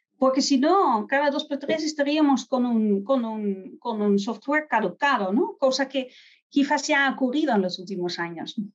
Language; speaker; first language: Spanish; non-native, fluent; Dutch